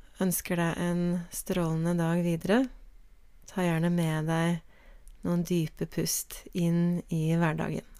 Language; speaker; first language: Norwegian; native; Norwegian